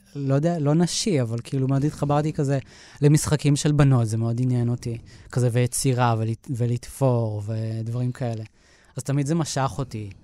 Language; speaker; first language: Hebrew; native; Hebrew